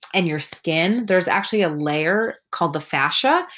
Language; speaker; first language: English; early bilingual, other home language; Spanish